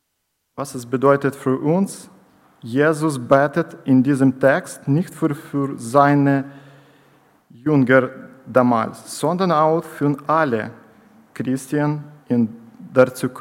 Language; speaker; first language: German; non-native, learner; Ukrainian